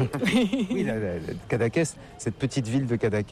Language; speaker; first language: French; native; French